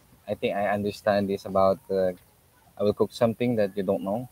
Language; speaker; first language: English; non-native, local second language; Filipino